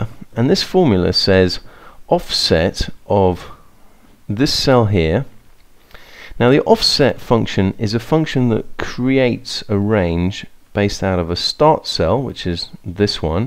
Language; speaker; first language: English; native; English